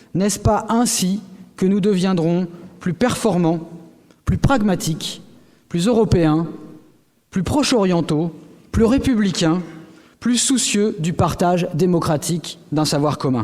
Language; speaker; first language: French; native; French